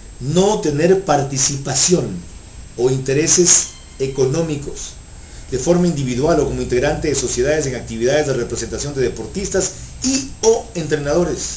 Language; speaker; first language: Spanish; native; Spanish